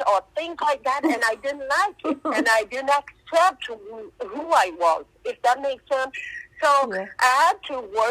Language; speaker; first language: English; non-native, fluent; French